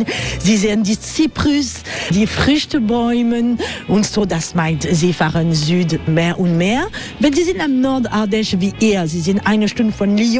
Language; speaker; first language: German; non-native, learner; French